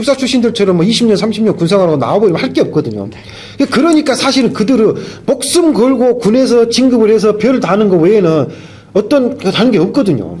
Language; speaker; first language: Korean; native; Korean